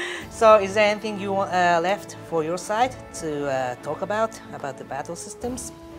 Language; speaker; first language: English; non-native, fluent; Japanese